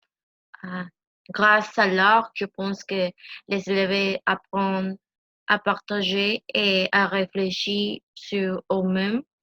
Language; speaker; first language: French; non-native, learner; Spanish